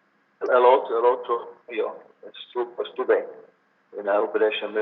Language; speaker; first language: Spanish; non-native, learner; English